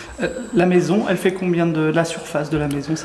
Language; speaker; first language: French; native; French